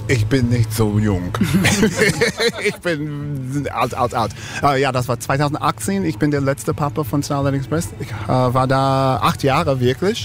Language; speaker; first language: German; non-native, fluent; English